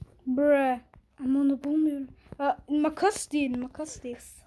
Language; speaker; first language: Turkish; early bilingual, heritage; Turkish